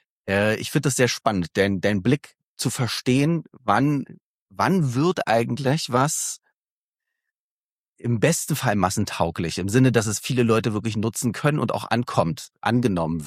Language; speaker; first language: German; native; German